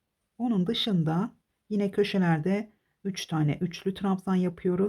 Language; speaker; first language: Turkish; native; Turkish